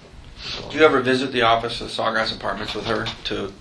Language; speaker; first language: English; native; English